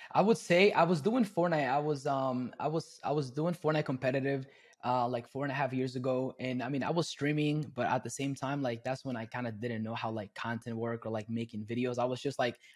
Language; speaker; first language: English; early bilingual, other home language; Spanish